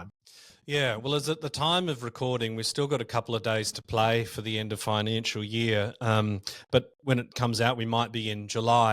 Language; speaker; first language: English; native; English